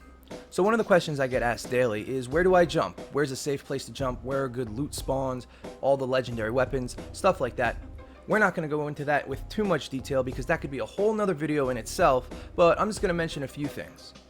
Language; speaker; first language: English; native; English